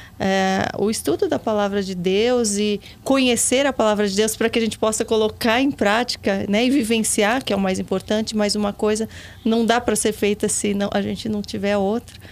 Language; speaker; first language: Portuguese; native; Portuguese